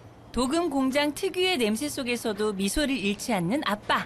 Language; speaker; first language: Korean; native; Korean